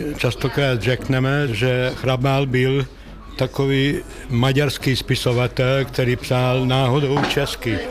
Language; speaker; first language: Czech; non-native, fluent; Hungarian